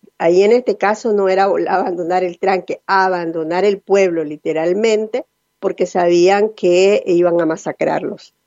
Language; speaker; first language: Spanish; native; Spanish